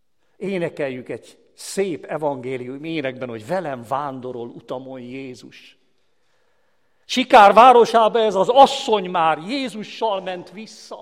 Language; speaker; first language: Hungarian; native; Hungarian